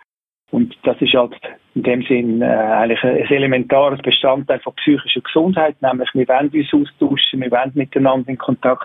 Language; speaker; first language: German; native; German